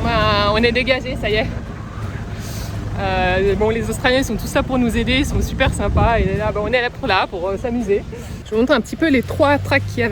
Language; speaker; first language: French; native; French